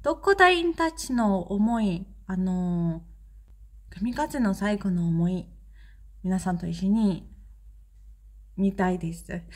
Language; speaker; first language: Japanese; non-native, fluent; Ukrainian